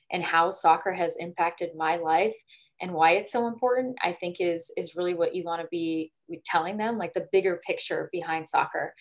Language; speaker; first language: English; native; English